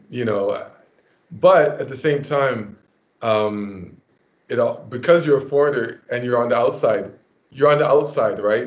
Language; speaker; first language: English; native; English